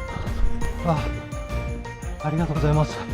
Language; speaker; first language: Japanese; non-native, learner; Chinese